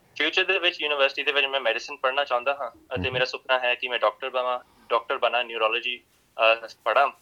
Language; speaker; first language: Punjabi; early bilingual, heritage; Punjabi